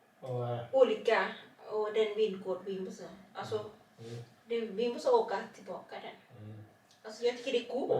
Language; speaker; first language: Swedish; non-native, learner; Thai